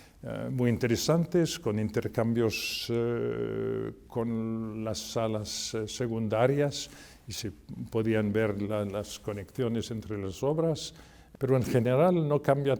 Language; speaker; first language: Spanish; non-native, fluent; French